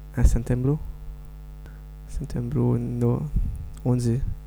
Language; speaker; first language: Portuguese; non-native, learner; Morisyen